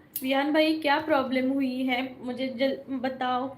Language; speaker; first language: Hindi; non-native, local second language; Marathi